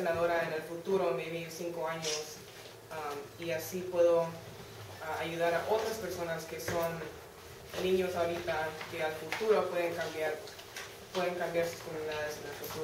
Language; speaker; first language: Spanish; early bilingual, heritage; Spanish